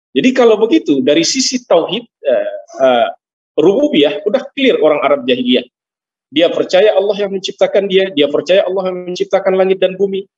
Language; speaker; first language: Indonesian; non-native, local second language; Minangkabau